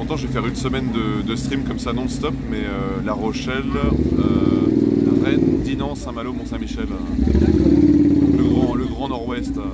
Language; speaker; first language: French; native; French